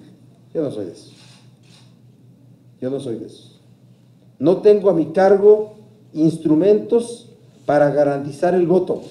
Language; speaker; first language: Spanish; native; Spanish